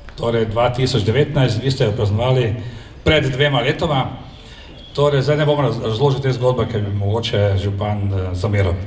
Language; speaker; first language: Slovenian; native; Slovenian